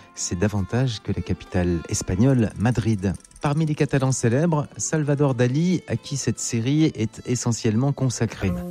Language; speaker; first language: French; native; French